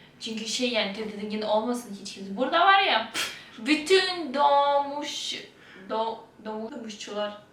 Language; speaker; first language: Turkish; non-native, fluent; Ukrainian